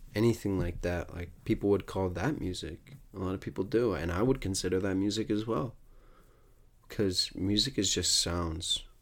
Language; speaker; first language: English; native; English